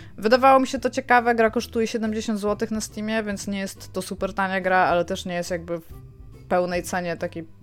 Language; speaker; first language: Polish; native; Polish